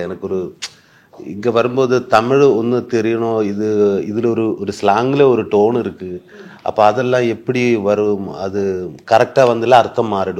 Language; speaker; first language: Tamil; non-native, learner; Malayalam